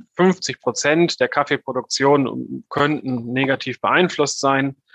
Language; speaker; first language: German; native; German